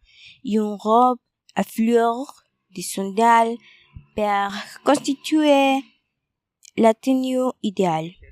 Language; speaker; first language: French; non-native, learner; Spanish